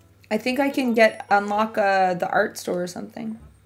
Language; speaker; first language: English; native; English